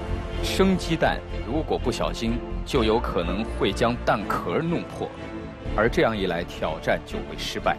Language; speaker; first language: Chinese; native; Chinese